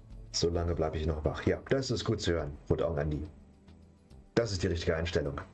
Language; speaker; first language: German; native; German